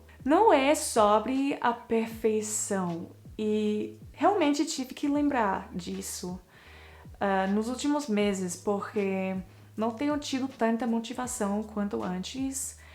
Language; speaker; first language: Portuguese; non-native, fluent; English